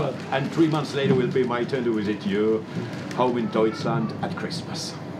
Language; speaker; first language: English; non-native, fluent; Finnish